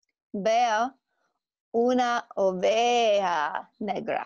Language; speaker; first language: Spanish; non-native, learner; English